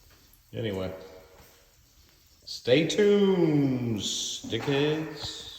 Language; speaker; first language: English; native; English